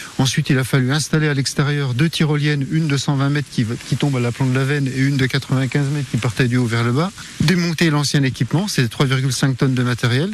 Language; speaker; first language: French; native; French